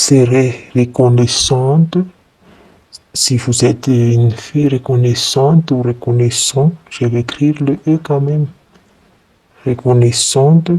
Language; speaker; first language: French; non-native, fluent; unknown